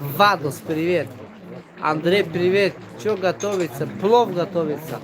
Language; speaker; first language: Russian; non-native, local second language; Tajik